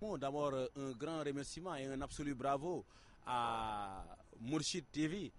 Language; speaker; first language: French; non-native, local second language; Wolof